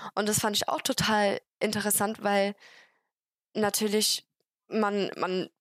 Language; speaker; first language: German; non-native, fluent; English